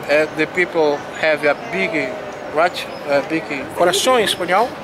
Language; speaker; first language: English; non-native, learner; Portuguese